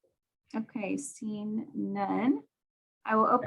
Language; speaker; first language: English; native; English